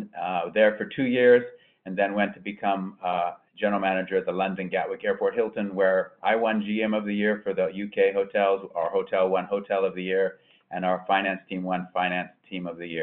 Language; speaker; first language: English; native; English